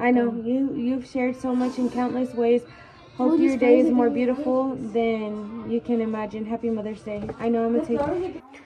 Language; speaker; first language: English; early bilingual, other home language; Spanish